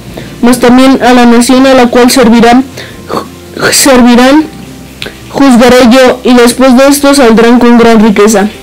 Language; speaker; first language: Spanish; native; Spanish